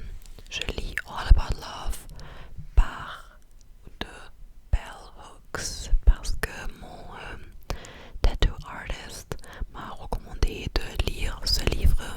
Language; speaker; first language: French; non-native, learner; English